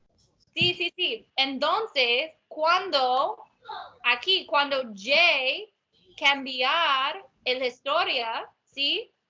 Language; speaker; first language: Spanish; non-native, learner; English